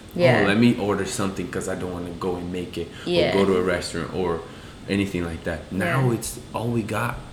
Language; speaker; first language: English; non-native, fluent; Portuguese